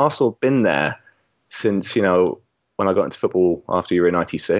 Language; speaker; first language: English; native; English